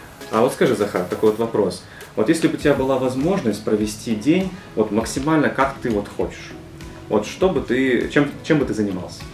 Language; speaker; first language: Russian; native; Russian